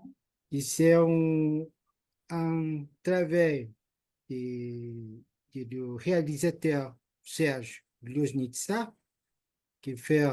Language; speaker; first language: French; non-native, learner; Portuguese